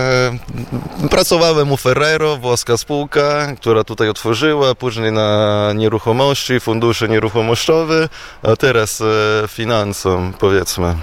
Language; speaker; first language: Polish; non-native, fluent; Italian